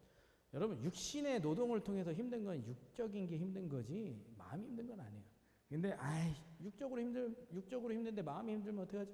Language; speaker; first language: Korean; native; Korean